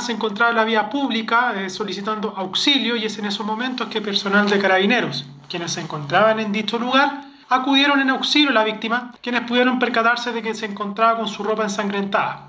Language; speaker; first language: Spanish; native; Spanish